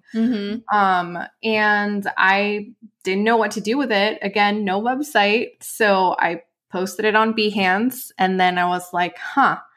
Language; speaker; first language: English; non-native, fluent; Spanish